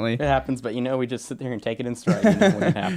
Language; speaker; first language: English; native; English